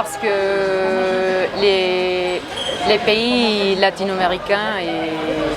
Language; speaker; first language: French; non-native, fluent; Spanish